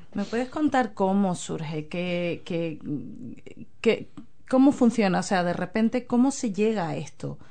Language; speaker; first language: Spanish; native; Spanish